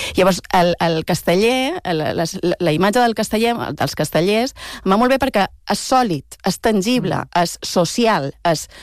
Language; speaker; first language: Catalan; native; Catalan